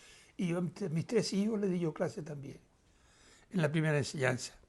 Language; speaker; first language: Spanish; native; Spanish